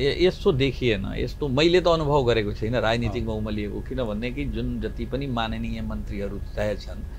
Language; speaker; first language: Nepali; non-native, local second language; Bhojpuri